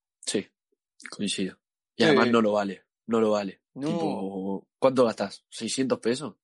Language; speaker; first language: Spanish; native; Spanish